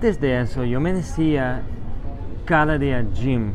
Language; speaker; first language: Spanish; non-native, fluent; English